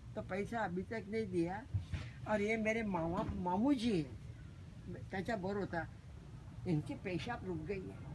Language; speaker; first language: Hindi; non-native, local second language; Marathi